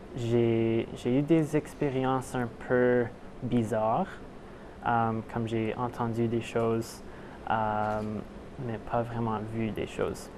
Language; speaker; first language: French; non-native, local second language; English